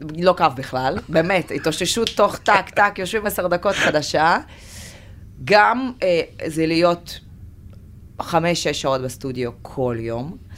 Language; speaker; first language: Hebrew; non-native, fluent; Russian